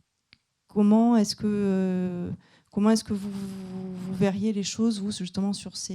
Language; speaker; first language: French; native; French